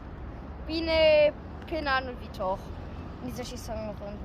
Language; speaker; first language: Romanian; early bilingual, heritage; Romanian